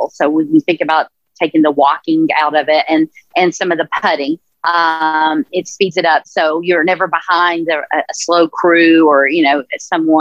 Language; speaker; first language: English; native; English